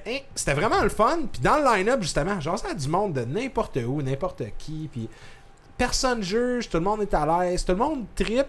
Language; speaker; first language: French; native; French